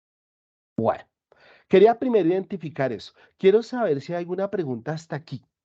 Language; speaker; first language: Spanish; native; Spanish